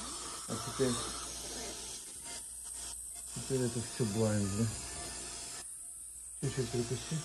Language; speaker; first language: Russian; native; Russian